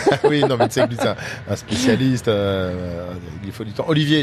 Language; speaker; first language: French; native; French